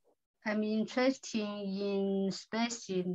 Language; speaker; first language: English; non-native, learner; Chinese